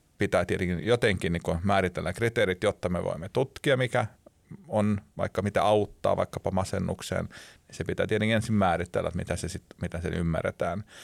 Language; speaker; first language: Finnish; non-native, local second language; Swedish